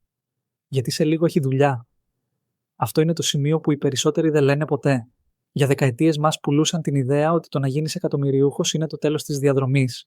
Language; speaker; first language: Greek; native; Greek